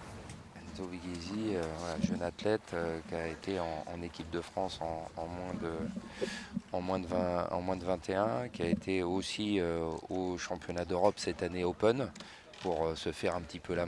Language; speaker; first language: French; native; French